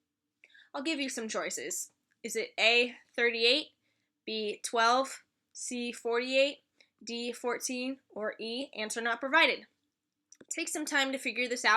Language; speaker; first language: English; native; English